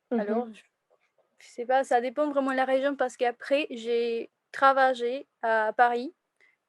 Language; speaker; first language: French; non-native, fluent; Spanish